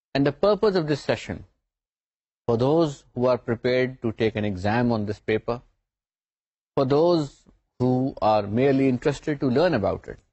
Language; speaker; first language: English; non-native, local second language; Urdu